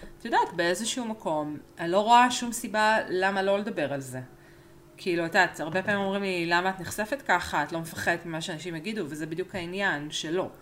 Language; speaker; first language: Hebrew; early bilingual, other home language; Spanish